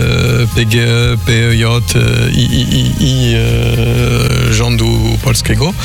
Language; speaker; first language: Polish; non-native, learner; French